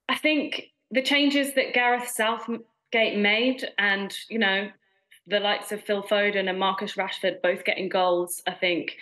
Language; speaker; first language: English; native; English